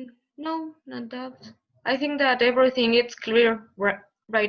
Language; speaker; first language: English; non-native, learner; Spanish